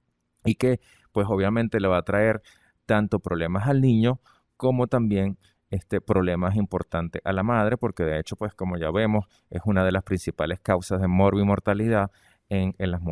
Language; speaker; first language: Spanish; native; Spanish